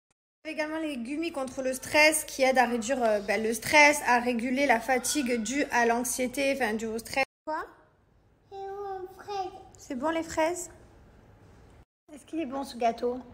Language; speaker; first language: French; native; French